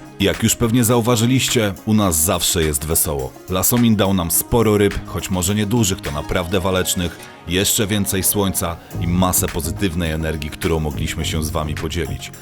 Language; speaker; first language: Polish; native; Polish